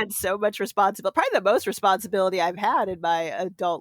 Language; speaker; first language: English; native; English